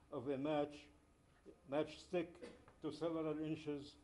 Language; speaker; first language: English; non-native, fluent; Arabic